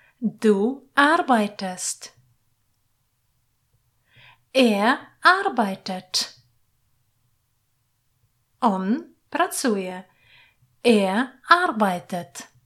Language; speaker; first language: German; non-native, fluent; Polish